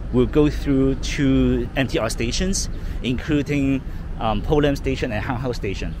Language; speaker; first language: English; non-native, local second language; Cantonese